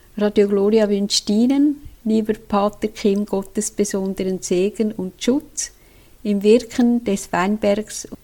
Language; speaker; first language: German; native; German